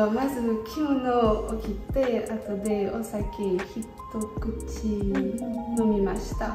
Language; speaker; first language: Japanese; non-native, learner; French